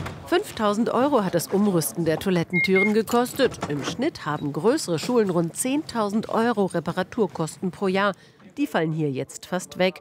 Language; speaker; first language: German; native; German